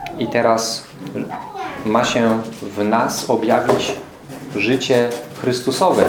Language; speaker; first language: Polish; non-native, fluent; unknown